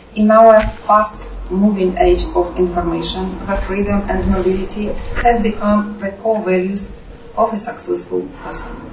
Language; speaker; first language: English; non-native, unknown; Russian